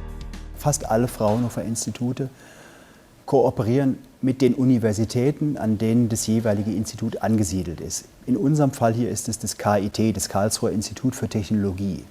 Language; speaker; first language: German; native; German